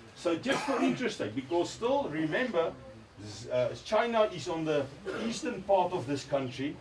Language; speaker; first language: English; non-native, local second language; Afrikaans